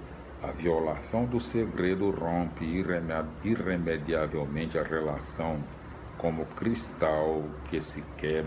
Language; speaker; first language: Portuguese; native; Portuguese